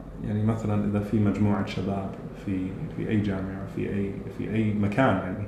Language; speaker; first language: Arabic; early bilingual, heritage; English